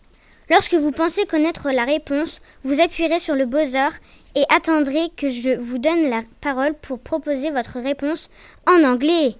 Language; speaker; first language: French; native; French